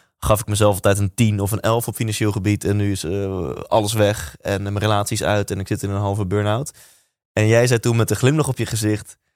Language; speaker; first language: Dutch; native; Dutch